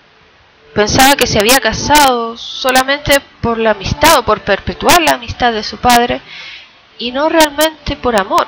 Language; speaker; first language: Spanish; native; Spanish